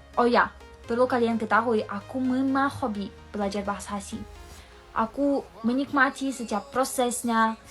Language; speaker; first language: Indonesian; non-native, fluent; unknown